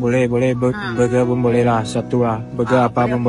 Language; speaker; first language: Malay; non-native, local second language; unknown